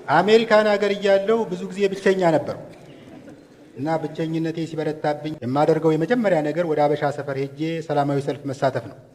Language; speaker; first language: Amharic; native; Amharic